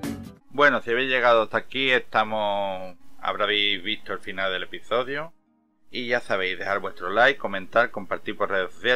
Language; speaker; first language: Spanish; native; Spanish